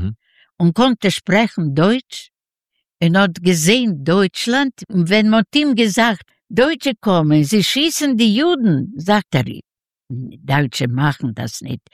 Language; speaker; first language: German; non-native, local second language; Ukrainian